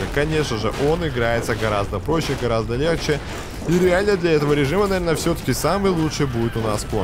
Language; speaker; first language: Russian; native; Russian